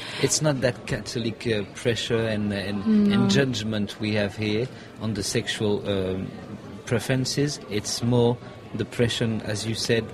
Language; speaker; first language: English; non-native, fluent; French